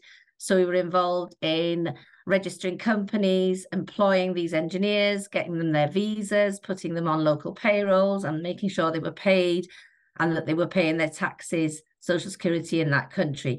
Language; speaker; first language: English; native; English